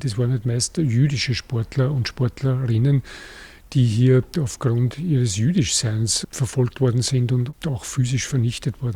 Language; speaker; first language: German; native; German